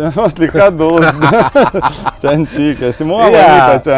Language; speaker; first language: Indonesian; non-native, learner; Russian